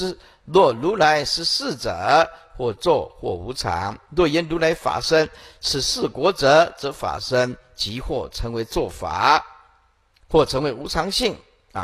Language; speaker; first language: Chinese; native; Chinese